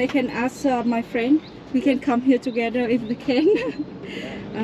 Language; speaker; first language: English; non-native, learner; Vietnamese